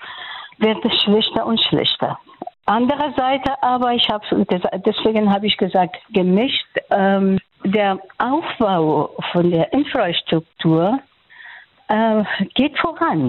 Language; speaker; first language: German; non-native, fluent; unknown